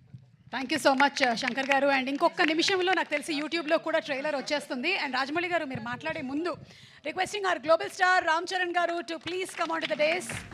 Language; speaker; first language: Telugu; native; Telugu